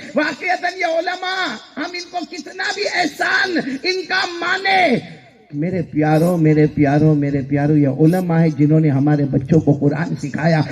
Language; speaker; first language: Urdu; non-native, local second language; Gujarati